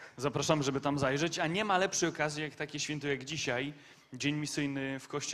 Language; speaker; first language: Polish; native; Polish